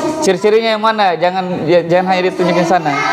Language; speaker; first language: Indonesian; native; Indonesian